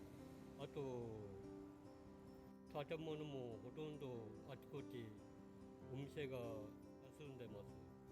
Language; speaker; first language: Japanese; native; Japanese